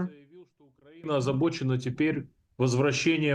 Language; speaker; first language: Russian; native; Russian